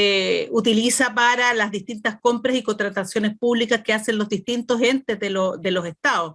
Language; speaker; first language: Spanish; native; Spanish